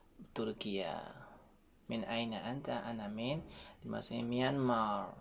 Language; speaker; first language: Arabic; non-native, fluent; Burmese